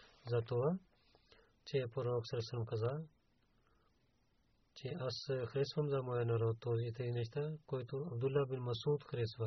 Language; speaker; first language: Bulgarian; non-native, learner; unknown